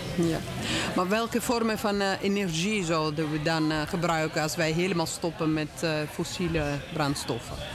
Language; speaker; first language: Dutch; non-native, fluent; Italian